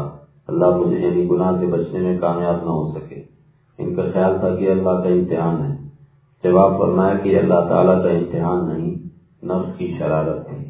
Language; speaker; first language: Urdu; native; Urdu